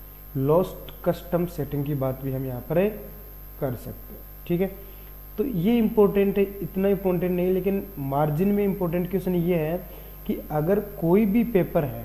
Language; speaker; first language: Hindi; native; Hindi